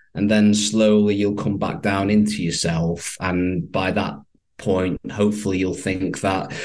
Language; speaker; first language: English; native; English